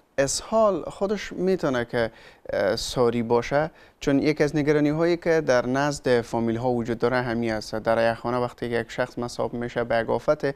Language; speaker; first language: Persian; native; Persian